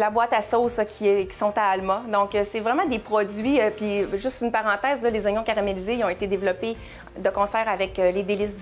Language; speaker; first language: French; native; French